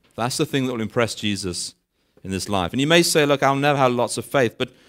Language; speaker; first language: English; native; English